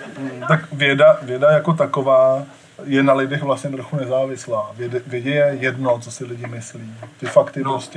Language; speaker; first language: Czech; native; Czech